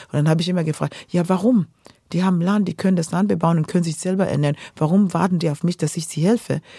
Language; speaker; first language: German; non-native, fluent; Luo (Kenya and Tanzania)